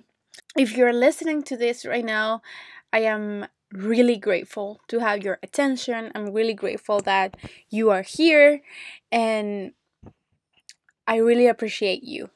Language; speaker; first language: English; non-native, fluent; Spanish